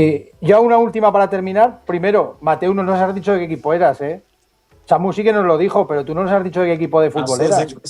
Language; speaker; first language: Spanish; native; Spanish